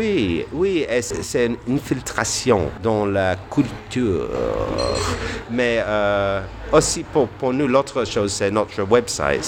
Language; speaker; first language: French; non-native, fluent; English